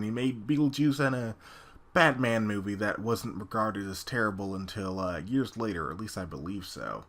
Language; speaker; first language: English; native; English